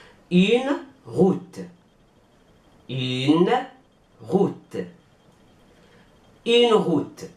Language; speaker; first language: French; non-native, fluent; Arabic